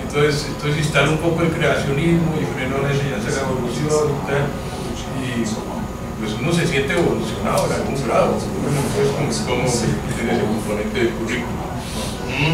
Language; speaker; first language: Spanish; native; Spanish